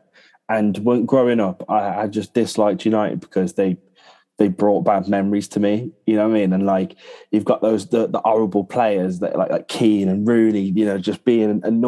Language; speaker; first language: English; native; English